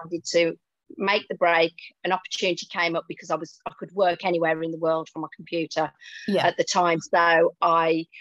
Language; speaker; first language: English; native; English